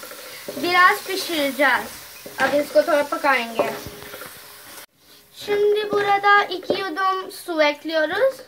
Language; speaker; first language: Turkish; non-native, learner; Urdu